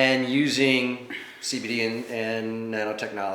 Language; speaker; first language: English; native; English